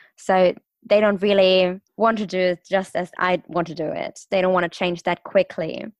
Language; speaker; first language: English; non-native, fluent; German